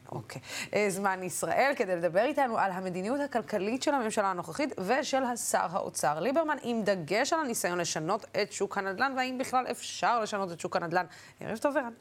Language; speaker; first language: Hebrew; non-native, local second language; Arabic